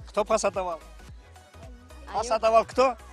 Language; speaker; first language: Russian; non-native, local second language; Tajik